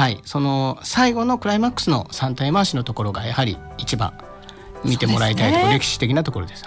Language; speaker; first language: Japanese; native; Japanese